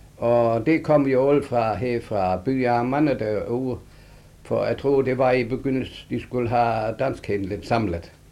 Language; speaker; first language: Danish; native; Danish